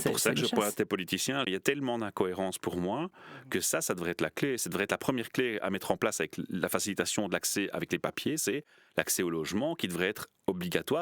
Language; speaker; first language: French; native; French